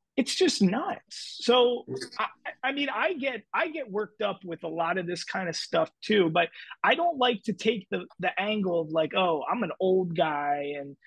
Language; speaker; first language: English; native; English